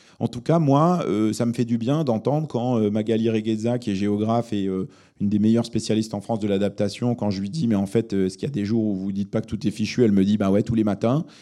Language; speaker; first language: French; native; French